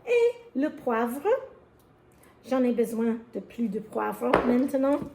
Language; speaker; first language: French; non-native, learner; English